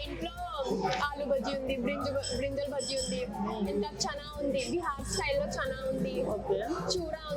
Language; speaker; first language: Telugu; non-native, learner; Hindi